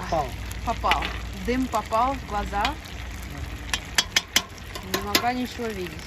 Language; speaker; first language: Russian; early bilingual, heritage; Russian